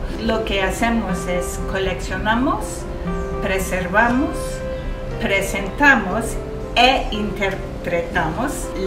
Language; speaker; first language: Spanish; early bilingual, heritage; English